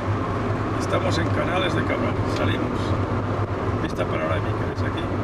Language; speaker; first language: Spanish; native; Spanish